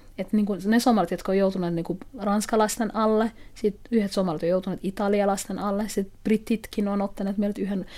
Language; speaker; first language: Finnish; non-native, fluent; Somali